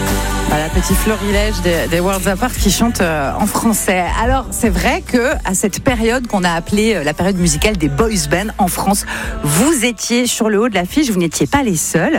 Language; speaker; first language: French; native; French